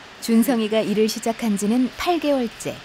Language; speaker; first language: Korean; native; Korean